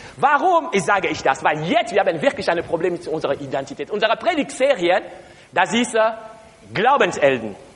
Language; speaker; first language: German; non-native, learner; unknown